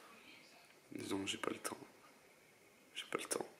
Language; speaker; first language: French; native; French